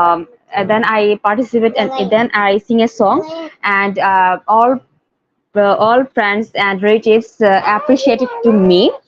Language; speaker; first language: English; non-native, learner; Bangla